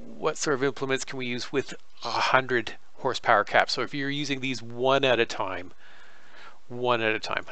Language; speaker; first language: English; native; English